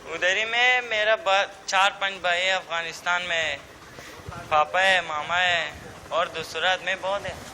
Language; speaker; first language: Hindi; non-native, learner; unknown